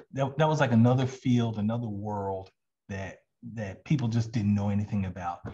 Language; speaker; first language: English; native; English